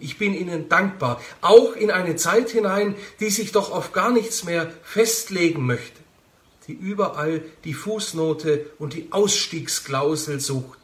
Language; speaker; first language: German; native; German